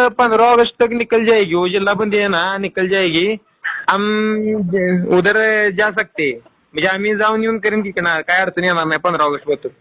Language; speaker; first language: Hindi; non-native, local second language; Marathi